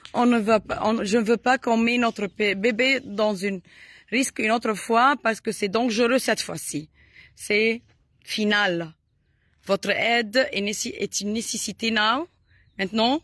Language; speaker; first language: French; non-native, learner; Arabic